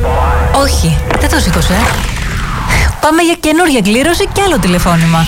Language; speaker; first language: Greek; native; Greek